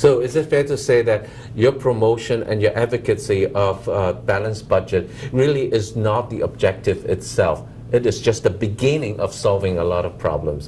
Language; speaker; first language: English; non-native, local second language; Cantonese